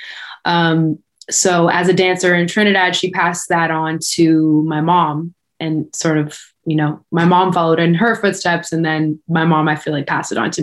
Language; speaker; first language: English; native; English